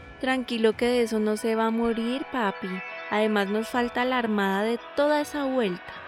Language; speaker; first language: Spanish; native; Spanish